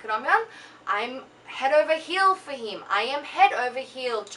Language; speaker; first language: English; non-native, fluent; Korean